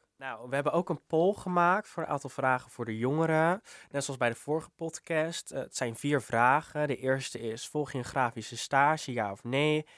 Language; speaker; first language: Dutch; native; Dutch